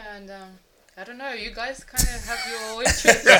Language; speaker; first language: English; non-native, fluent; Bulgarian